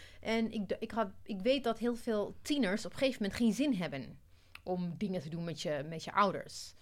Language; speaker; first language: Dutch; non-native, fluent; Amharic